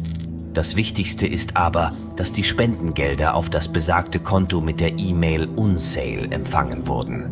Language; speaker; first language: German; native; German